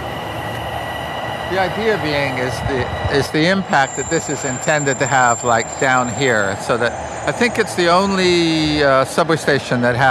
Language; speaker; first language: English; native; English